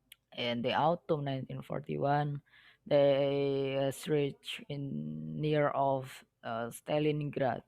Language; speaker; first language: English; non-native, learner; Indonesian